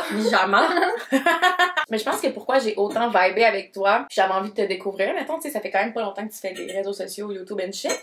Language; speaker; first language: French; native; French